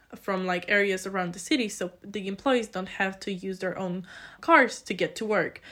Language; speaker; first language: English; non-native, fluent; Polish